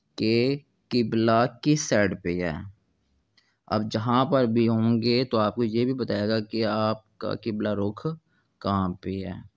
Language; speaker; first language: Urdu; non-native, local second language; Punjabi